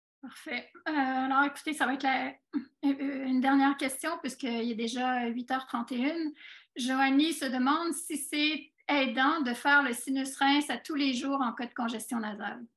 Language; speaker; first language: French; native; French